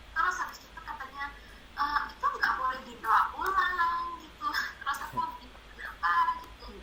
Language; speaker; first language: Indonesian; non-native, fluent; Japanese